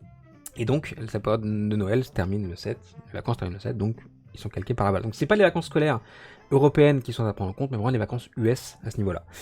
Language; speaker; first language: French; native; French